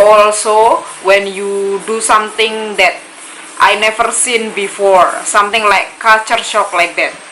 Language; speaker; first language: English; non-native, learner; Indonesian